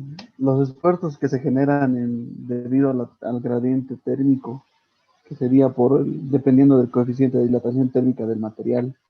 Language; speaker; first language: Spanish; native; Spanish